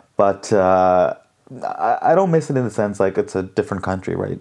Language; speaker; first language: English; early bilingual, other home language; Hindi